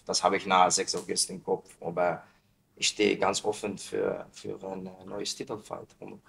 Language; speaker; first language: German; non-native, learner; Dutch